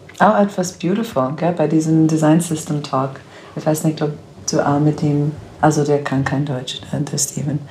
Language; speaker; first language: German; non-native, fluent; English